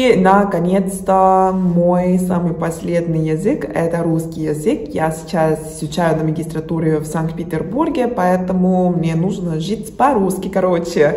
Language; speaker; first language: Russian; non-native, fluent; Spanish